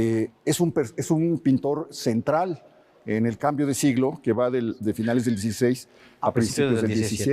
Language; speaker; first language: Spanish; native; Spanish